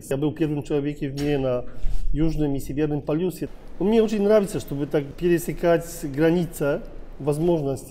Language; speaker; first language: Russian; non-native, learner; Polish